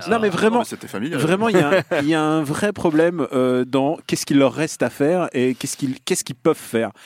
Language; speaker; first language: French; non-native, fluent; Russian